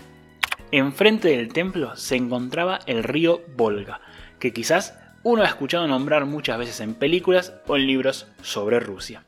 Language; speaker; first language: Spanish; native; Spanish